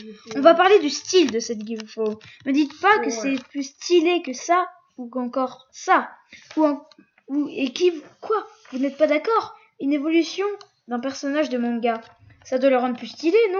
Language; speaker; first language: French; native; French